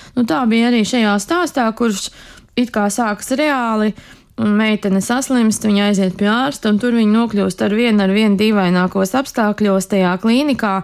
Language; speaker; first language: Latvian; native; Latvian